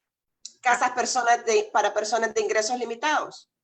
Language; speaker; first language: Spanish; native; Spanish